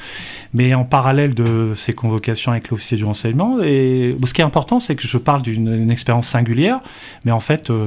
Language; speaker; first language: French; native; French